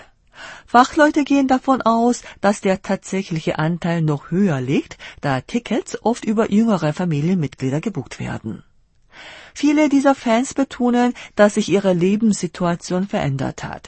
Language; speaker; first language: German; non-native, fluent; Korean